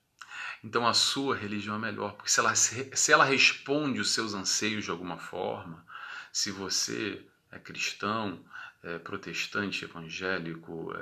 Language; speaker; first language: Portuguese; native; Portuguese